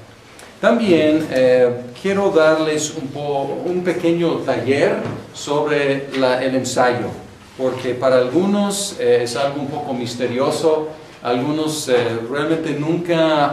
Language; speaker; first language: Spanish; non-native, fluent; English